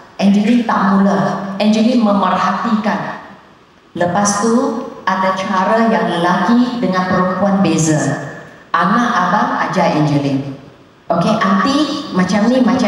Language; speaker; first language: Indonesian; non-native, local second language; Chinese